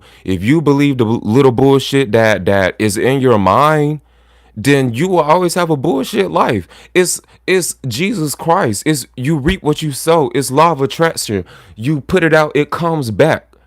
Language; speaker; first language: English; native; English